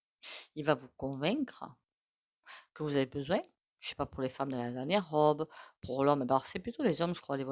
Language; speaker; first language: French; native; French